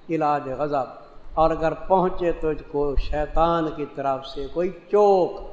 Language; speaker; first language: Urdu; non-native, local second language; Punjabi